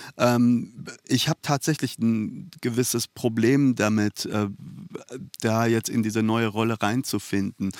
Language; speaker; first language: German; early bilingual, other home language; Persian